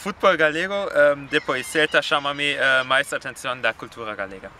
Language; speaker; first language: Galician; non-native, learner; German